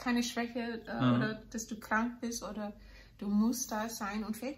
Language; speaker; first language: German; non-native, fluent; English